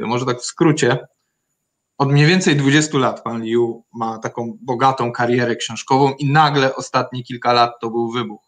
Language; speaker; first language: Polish; native; Polish